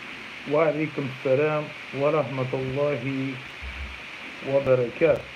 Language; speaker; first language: Arabic; non-native, fluent; English